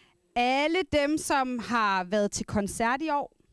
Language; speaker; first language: Danish; non-native, local second language; Kalaallisut